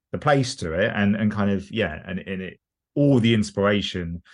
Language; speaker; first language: English; native; English